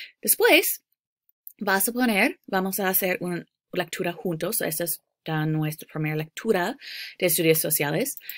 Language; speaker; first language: Spanish; non-native, fluent; English